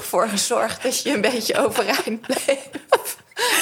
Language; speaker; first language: Dutch; native; Dutch